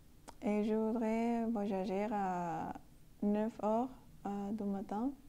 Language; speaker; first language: French; non-native, learner; Spanish